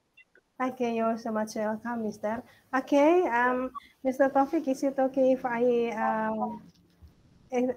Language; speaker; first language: English; non-native, learner; Indonesian